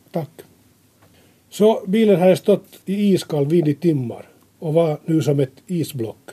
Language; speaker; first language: Swedish; native; Swedish